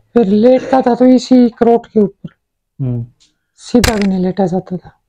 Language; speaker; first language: Hindi; native; Hindi